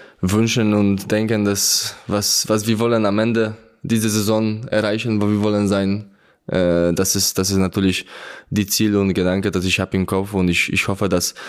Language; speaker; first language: German; non-native, learner; Polish